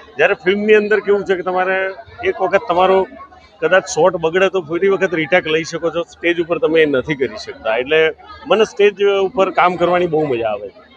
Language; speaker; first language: Gujarati; native; Gujarati